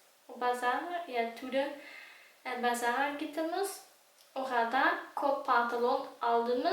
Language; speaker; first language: Turkish; non-native, learner; German